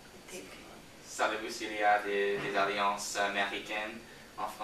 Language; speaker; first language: French; non-native, learner; English